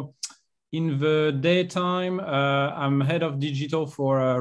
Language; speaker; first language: English; non-native, fluent; French